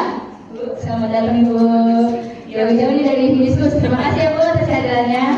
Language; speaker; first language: Indonesian; native; Indonesian